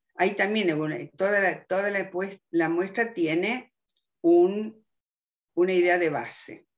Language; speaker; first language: Spanish; early bilingual, other home language; German